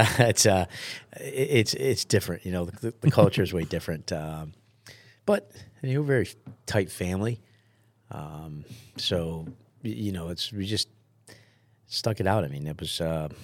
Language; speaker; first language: English; early bilingual, other home language; Italian